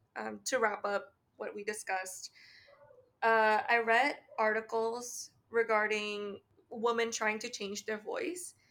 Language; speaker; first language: English; native; English